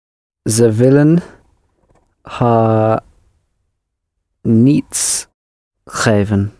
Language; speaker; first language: Dutch; non-native, learner; English